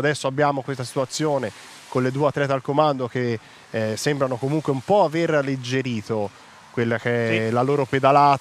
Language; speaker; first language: Italian; native; Italian